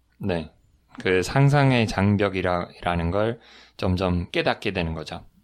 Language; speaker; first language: Korean; non-native, fluent; English